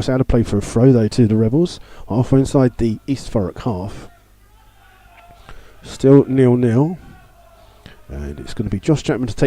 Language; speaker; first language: English; native; English